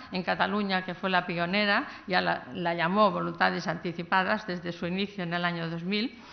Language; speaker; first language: Spanish; native; Spanish